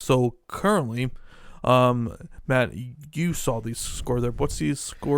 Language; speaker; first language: English; native; English